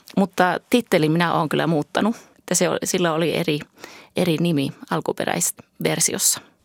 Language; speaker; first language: Finnish; early bilingual, heritage; Finnish